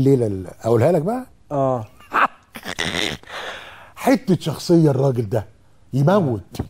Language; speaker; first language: Arabic; native; Arabic